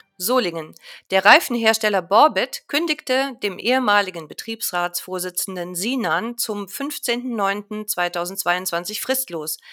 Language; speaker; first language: German; native; German